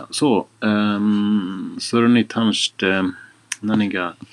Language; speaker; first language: Japanese; non-native, fluent; Swedish